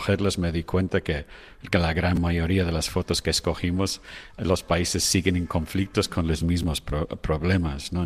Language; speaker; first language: Spanish; non-native, fluent; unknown